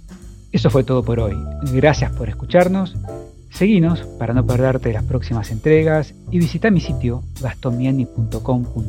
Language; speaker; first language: Spanish; native; Spanish